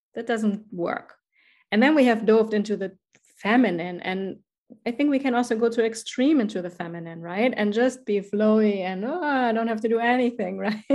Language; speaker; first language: English; non-native, fluent; German